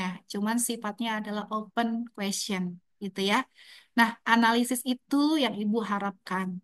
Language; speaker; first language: Indonesian; native; Indonesian